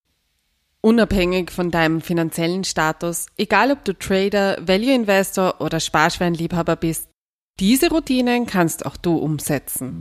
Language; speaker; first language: German; native; German